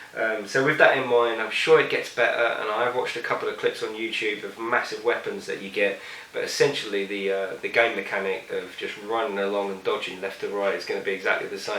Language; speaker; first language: English; native; English